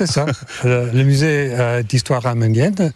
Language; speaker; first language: French; non-native, fluent; English